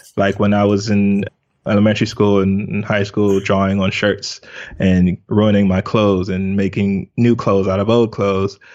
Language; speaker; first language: English; native; English